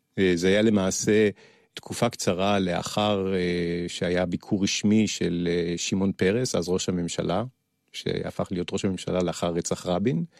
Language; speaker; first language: Hebrew; early bilingual, other home language; French